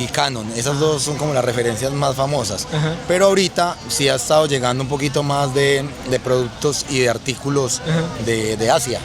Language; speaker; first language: Spanish; native; Spanish